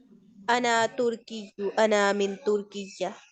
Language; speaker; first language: Arabic; non-native, learner; Urdu